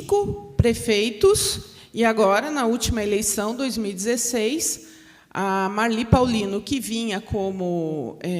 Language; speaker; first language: Portuguese; native; Portuguese